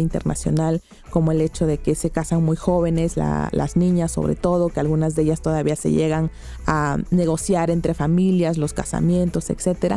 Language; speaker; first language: Spanish; native; Spanish